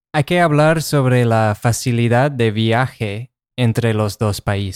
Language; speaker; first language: Spanish; non-native, fluent; English